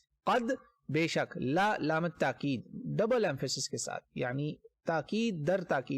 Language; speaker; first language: Urdu; native; Urdu